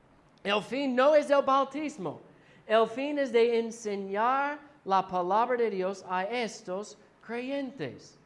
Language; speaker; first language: Spanish; non-native, fluent; English